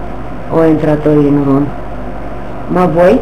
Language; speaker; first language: Italian; non-native, learner; Romanian